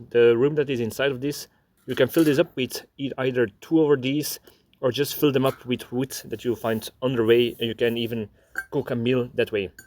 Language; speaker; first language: English; non-native, fluent; Dutch